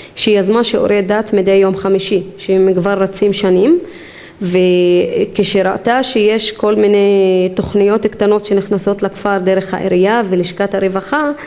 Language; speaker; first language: Hebrew; non-native, local second language; Arabic